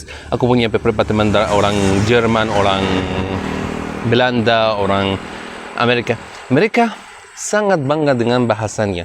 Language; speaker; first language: Indonesian; non-native, fluent; Arabic